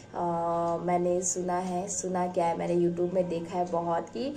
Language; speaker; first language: Hindi; native; Hindi